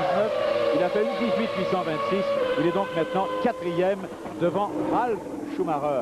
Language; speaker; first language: French; native; French